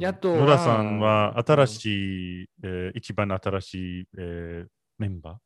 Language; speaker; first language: Japanese; non-native, learner; English